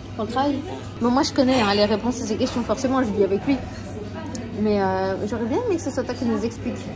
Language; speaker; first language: French; native; French